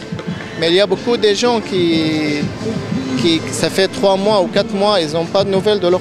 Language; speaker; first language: French; non-native, fluent; Arabic